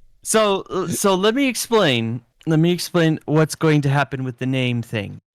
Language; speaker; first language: English; native; English